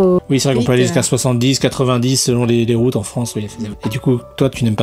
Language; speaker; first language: French; native; French